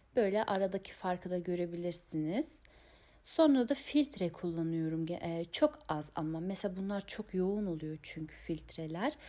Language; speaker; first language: Turkish; early bilingual, heritage; Turkish